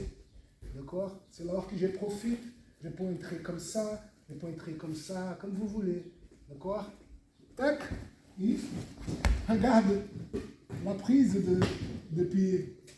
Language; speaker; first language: French; non-native, fluent; Portuguese